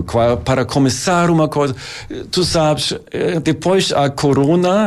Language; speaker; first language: Portuguese; non-native, learner; German